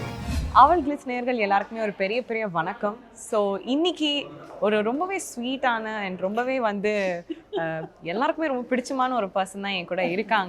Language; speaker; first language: Tamil; native; Tamil